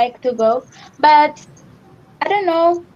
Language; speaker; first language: English; non-native, learner; Spanish